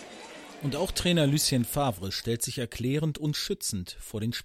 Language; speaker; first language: German; native; German